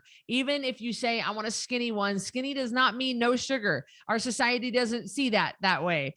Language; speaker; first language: English; native; English